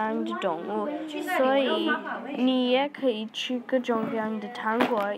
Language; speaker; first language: Chinese; non-native, learner; English